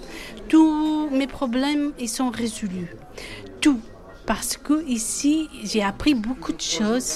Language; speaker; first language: French; non-native, fluent; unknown